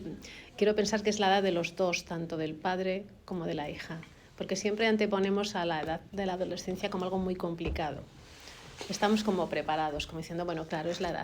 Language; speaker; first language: Spanish; native; Spanish